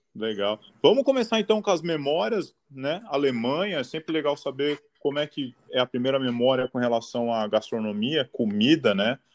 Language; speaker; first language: Portuguese; native; Portuguese